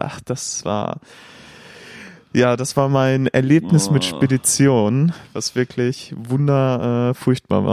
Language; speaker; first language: German; native; German